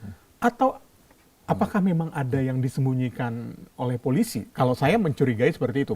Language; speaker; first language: Indonesian; native; Indonesian